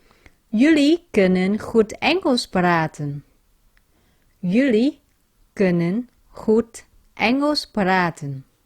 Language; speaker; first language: Dutch; non-native, fluent; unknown